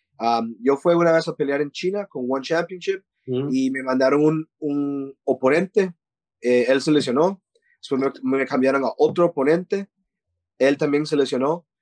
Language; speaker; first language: Spanish; early bilingual, heritage; Spanish